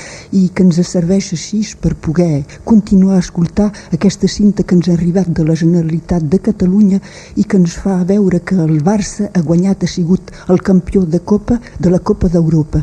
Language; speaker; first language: Catalan; native; Catalan